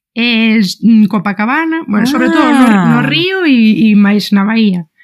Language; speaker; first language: Galician; native; Galician